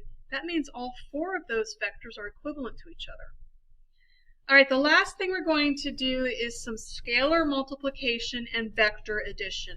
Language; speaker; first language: English; native; English